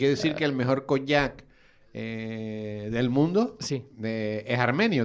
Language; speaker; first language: Spanish; native; Spanish